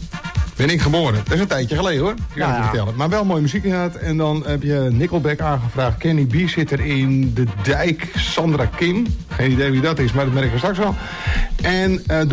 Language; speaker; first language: Dutch; native; Dutch